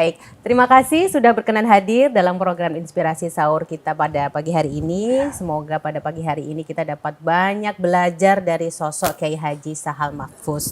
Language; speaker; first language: Indonesian; native; Indonesian